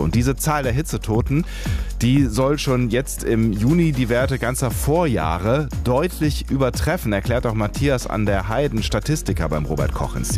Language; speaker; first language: German; native; German